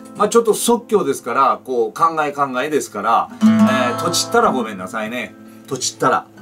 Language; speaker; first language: Japanese; native; Japanese